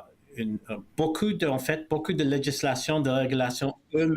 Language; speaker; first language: French; early bilingual, heritage; English